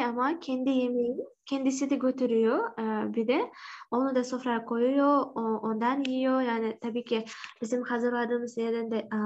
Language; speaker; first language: Turkish; non-native, learner; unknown